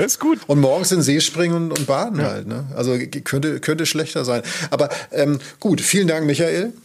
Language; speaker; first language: German; native; German